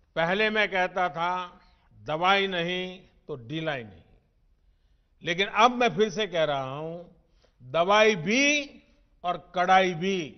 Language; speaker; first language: Hindi; non-native, local second language; Gujarati